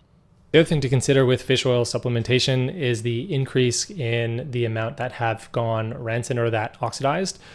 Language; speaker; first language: English; native; English